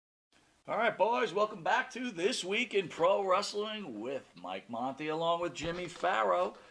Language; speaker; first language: English; native; English